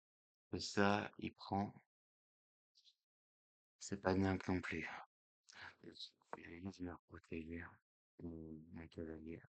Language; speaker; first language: French; native; French